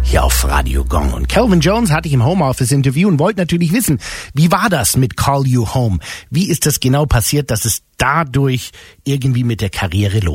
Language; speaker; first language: German; native; German